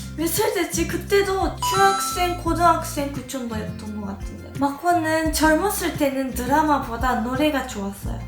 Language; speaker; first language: Korean; non-native, fluent; Japanese